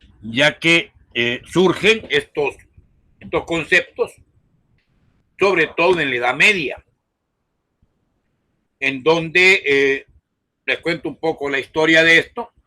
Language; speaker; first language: Spanish; native; Spanish